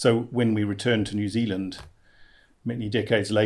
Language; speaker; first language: English; native; English